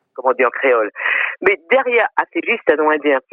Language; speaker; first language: French; non-native, local second language; Réunion Creole French